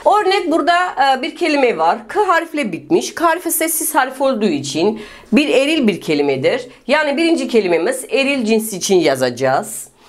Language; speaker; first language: Turkish; non-native, fluent; Russian